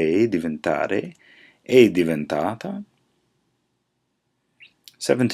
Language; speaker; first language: Italian; non-native, fluent; English